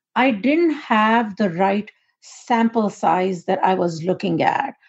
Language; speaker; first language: English; non-native, local second language; Urdu